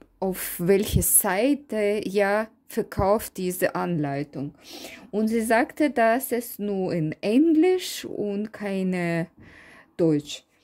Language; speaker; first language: German; non-native, learner; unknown